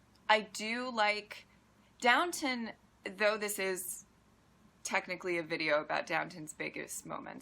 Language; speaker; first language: English; native; English